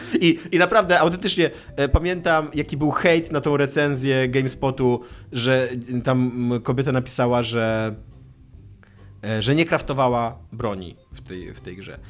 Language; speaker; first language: Polish; native; Polish